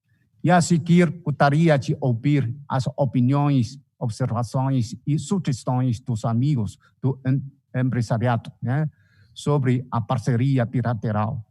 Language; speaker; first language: Portuguese; non-native, fluent; Chinese